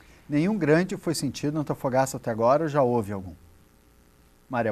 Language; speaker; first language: Portuguese; native; Portuguese